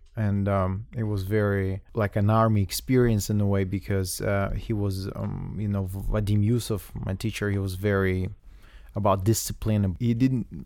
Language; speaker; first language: English; non-native, fluent; Russian